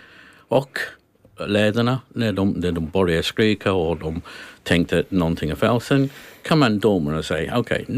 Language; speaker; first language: Swedish; non-native, learner; English